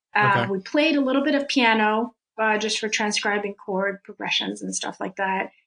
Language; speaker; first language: English; early bilingual, other home language; Russian